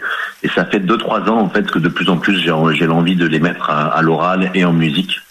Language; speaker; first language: French; early bilingual, other home language; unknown